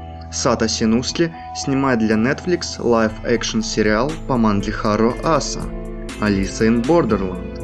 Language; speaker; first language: Russian; native; Russian